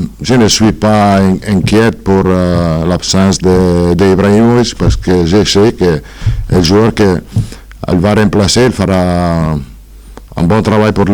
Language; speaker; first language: French; non-native, fluent; Italian